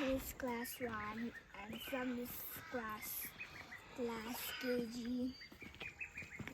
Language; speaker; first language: English; non-native, learner; Tibetan